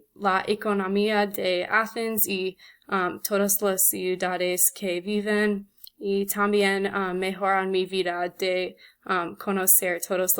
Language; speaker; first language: Spanish; non-native, learner; English